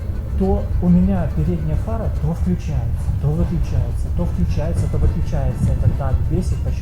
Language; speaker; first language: Russian; native; Russian